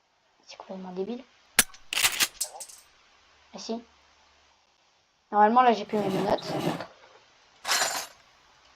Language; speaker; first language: French; native; French